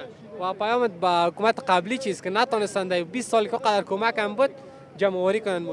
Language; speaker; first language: Persian; native; Persian